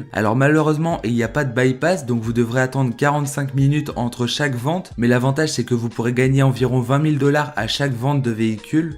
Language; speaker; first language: French; native; French